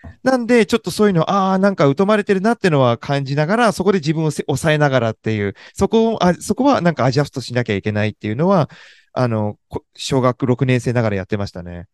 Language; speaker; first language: Japanese; native; Japanese